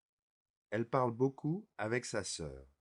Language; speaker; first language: French; non-native, fluent; English